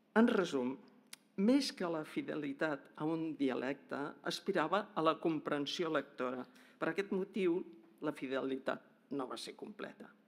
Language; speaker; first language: Catalan; native; Catalan